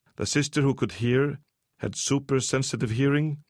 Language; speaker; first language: English; early bilingual, other home language; Icelandic